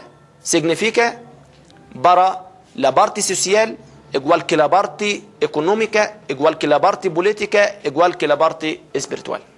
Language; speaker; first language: Spanish; non-native, fluent; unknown